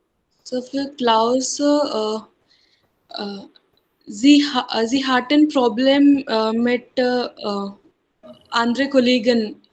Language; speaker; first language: German; non-native, learner; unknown